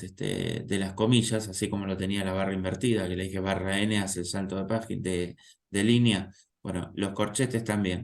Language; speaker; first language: Spanish; native; Spanish